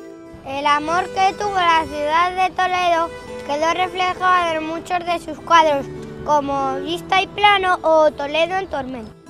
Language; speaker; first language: Spanish; native; Spanish